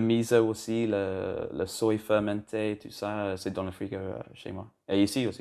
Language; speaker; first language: French; non-native, learner; English